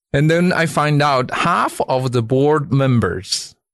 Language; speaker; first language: English; non-native, fluent; Chinese